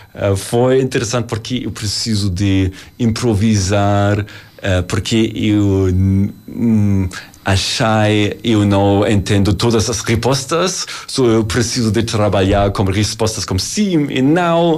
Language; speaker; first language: Portuguese; non-native, learner; German